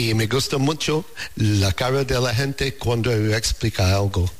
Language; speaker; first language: Spanish; non-native, learner; English